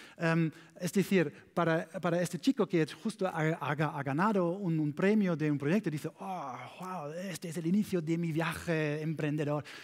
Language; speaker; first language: Spanish; non-native, learner; German